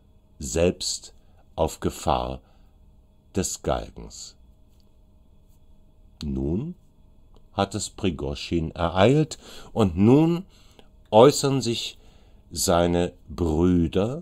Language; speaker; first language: German; native; German